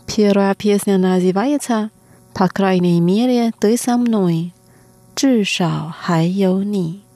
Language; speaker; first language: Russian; non-native, fluent; Chinese